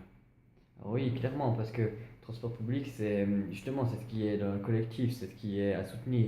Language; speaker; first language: French; native; French